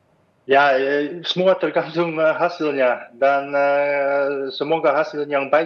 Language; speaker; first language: Indonesian; non-native, fluent; Dutch